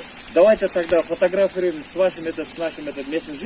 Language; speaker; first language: Russian; non-native, learner; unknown